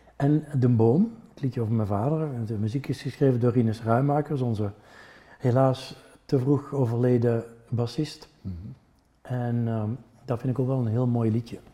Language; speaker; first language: Dutch; non-native, local second language; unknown